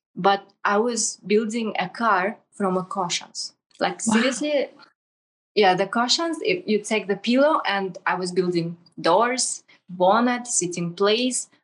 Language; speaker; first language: English; non-native, fluent; Kazakh